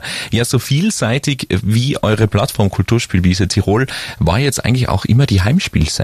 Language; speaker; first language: German; native; German